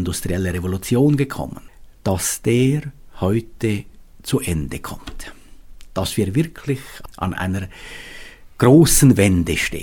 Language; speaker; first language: German; native; German